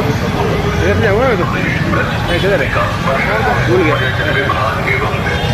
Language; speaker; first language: Hindi; non-native, local second language; Odia